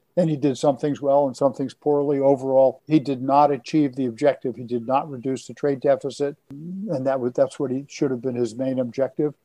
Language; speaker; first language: English; native; English